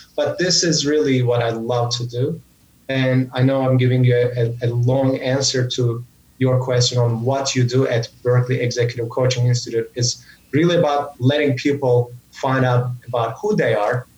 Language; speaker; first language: English; non-native, fluent; Turkish